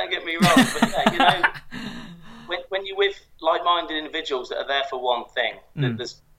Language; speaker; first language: English; native; English